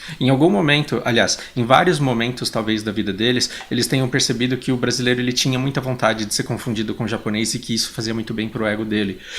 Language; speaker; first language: Portuguese; native; Portuguese